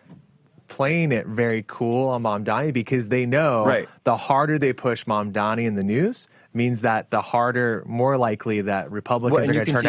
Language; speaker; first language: English; native; English